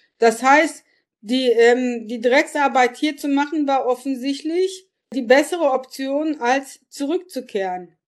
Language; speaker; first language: German; early bilingual, other home language; Turkish